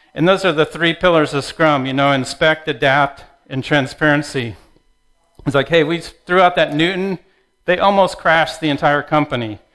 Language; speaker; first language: English; native; English